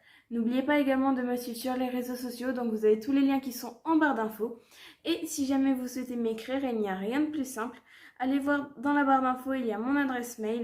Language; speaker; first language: French; native; French